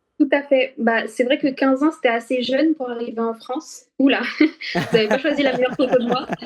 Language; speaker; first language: French; non-native, local second language; Arabic